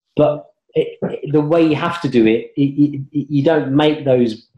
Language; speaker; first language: English; native; English